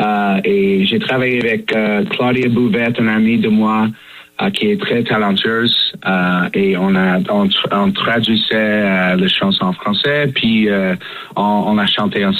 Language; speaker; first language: French; non-native, fluent; English